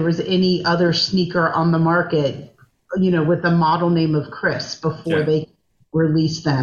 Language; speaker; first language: English; native; English